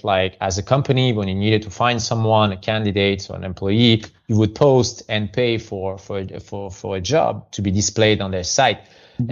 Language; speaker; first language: English; non-native, fluent; French